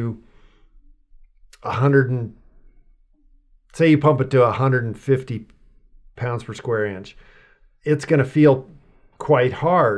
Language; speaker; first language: English; native; English